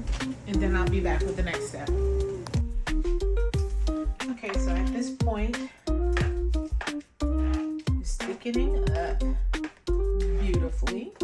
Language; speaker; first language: English; native; English